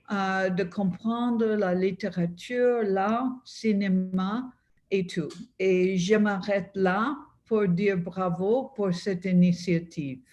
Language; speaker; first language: French; non-native, fluent; English